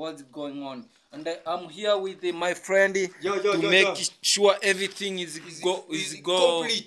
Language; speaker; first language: English; non-native, learner; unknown